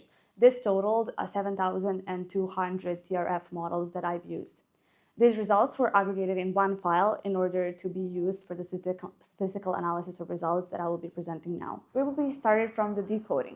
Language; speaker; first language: English; non-native, fluent; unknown